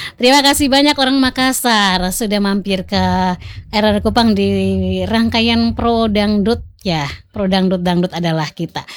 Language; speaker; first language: Indonesian; native; Indonesian